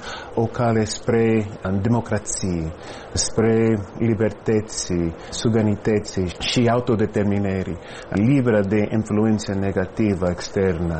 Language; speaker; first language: Romanian; non-native, fluent; English